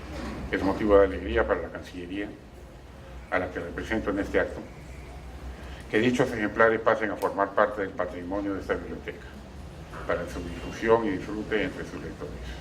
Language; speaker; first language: Spanish; native; Spanish